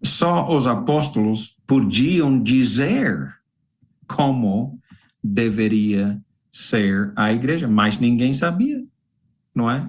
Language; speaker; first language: Portuguese; non-native, fluent; English